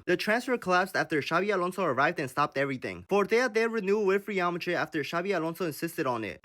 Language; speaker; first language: English; native; English